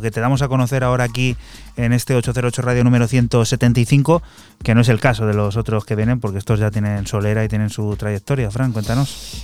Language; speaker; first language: Spanish; native; Spanish